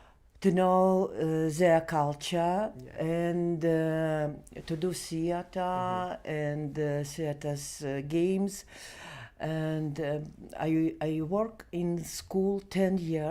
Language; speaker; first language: English; non-native, learner; Belarusian